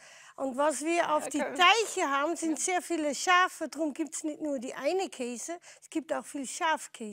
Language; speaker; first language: German; non-native, fluent; Dutch